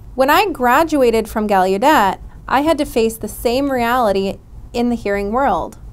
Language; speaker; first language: English; native; English